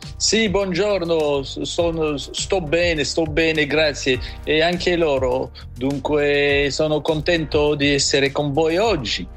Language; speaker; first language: Italian; early bilingual, heritage; Italian